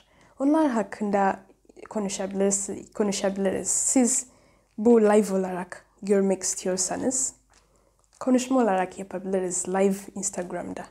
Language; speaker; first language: Turkish; non-native, learner; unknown